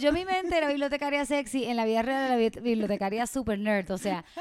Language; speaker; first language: Spanish; native; Spanish